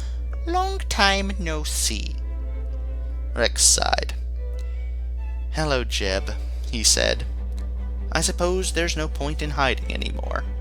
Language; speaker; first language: English; native; English